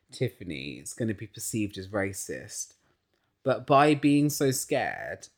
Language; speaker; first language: English; native; English